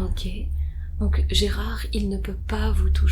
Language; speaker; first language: French; native; French